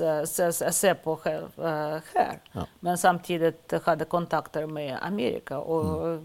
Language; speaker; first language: Swedish; non-native, fluent; Russian